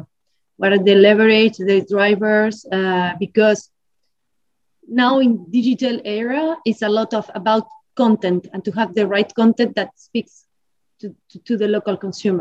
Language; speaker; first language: English; non-native, fluent; Spanish